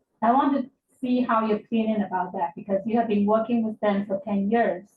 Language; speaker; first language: English; non-native, learner; Chinese